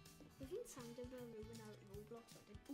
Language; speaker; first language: Welsh; non-native, local second language; English